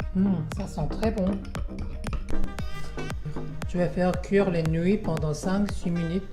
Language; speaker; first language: French; non-native, learner; Korean